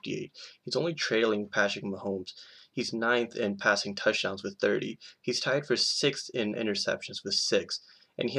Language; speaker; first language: English; native; English